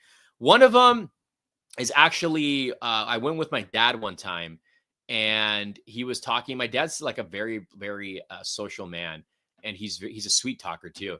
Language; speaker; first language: English; native; English